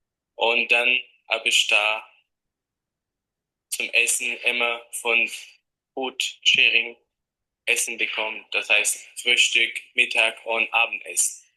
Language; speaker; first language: German; non-native, learner; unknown